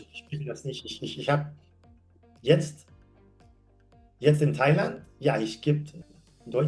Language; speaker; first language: German; non-native, learner; English